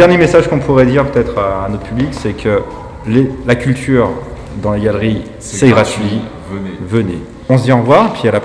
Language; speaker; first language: French; native; French